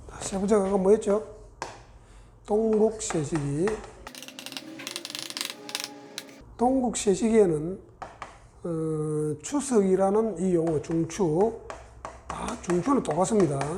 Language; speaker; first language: Korean; native; Korean